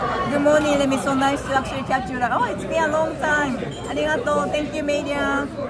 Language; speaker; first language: English; non-native, fluent; Japanese